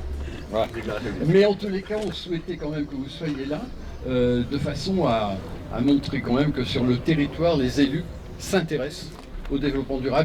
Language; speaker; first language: French; native; French